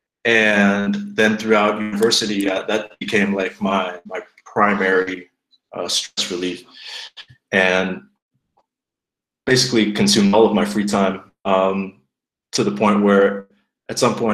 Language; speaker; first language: English; native; English